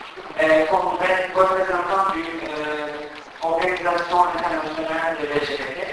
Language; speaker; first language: French; non-native, fluent; Turkish